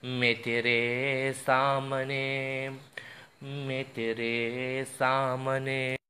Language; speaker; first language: Urdu; non-native, local second language; Pashto